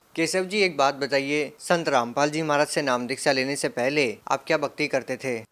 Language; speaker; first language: Hindi; native; Hindi